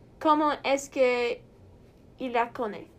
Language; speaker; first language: French; non-native, learner; English